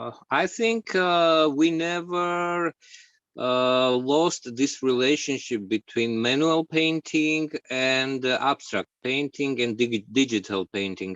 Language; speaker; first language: English; non-native, learner; Georgian